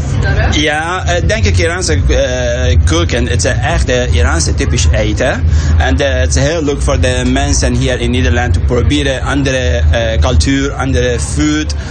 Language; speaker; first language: Dutch; non-native, learner; Persian